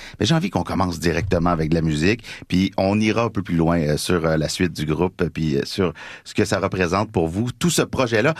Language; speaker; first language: French; native; French